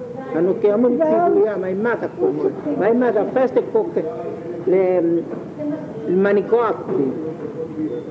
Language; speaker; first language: English; non-native, learner; Italian